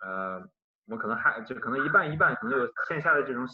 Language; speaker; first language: Chinese; native; Chinese